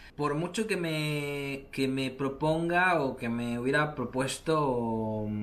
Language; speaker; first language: Spanish; native; Spanish